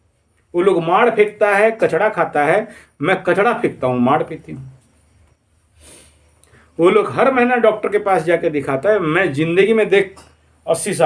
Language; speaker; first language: Hindi; non-native, local second language; Odia